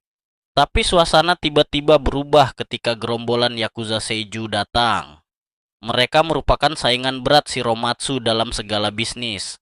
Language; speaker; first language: Indonesian; native; Indonesian